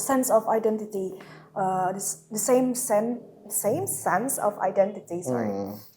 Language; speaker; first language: English; non-native, local second language; Indonesian